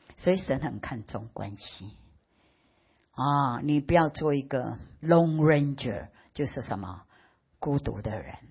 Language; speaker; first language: Chinese; early bilingual, heritage; Chinese